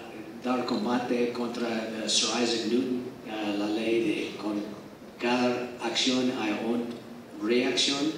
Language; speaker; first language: Spanish; non-native, fluent; English